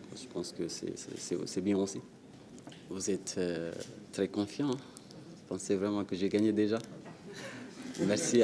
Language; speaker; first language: French; non-native, local second language; Wolof